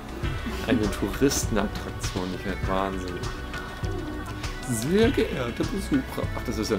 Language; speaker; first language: German; native; German